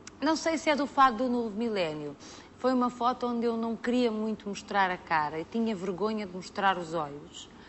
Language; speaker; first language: Portuguese; native; Portuguese